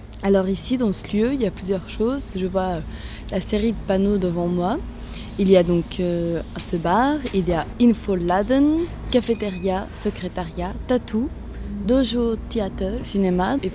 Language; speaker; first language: French; native; French